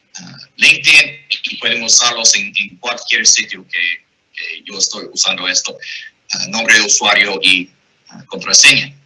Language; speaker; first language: Spanish; non-native, fluent; English